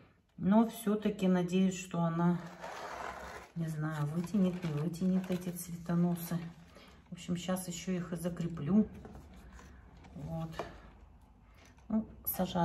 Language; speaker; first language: Russian; native; Russian